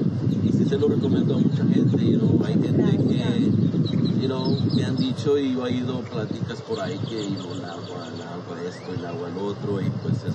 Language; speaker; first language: Spanish; early bilingual, heritage; Spanish